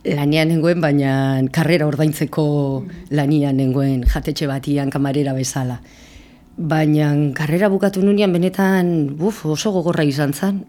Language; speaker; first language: Basque; native; Basque